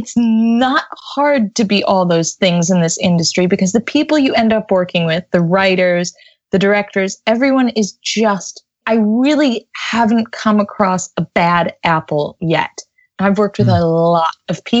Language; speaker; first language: English; native; English